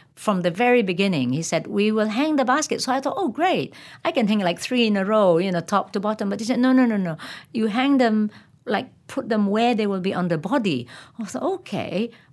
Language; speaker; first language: English; non-native, local second language; Malay